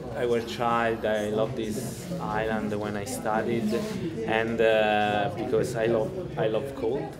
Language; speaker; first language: English; non-native, learner; Italian